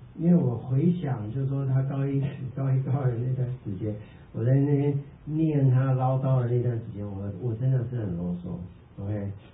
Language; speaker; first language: Chinese; early bilingual, heritage; Chinese